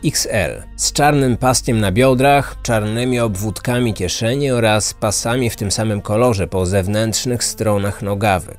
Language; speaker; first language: Polish; native; Polish